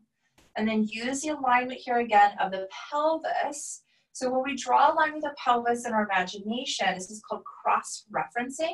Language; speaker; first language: English; native; English